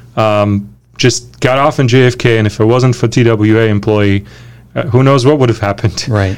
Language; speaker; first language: English; early bilingual, other home language; Romanian